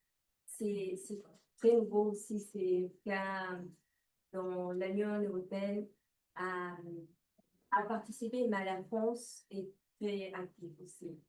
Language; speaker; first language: French; non-native, learner; Spanish